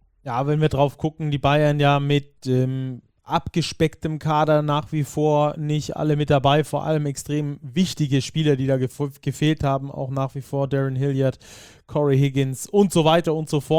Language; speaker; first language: German; native; German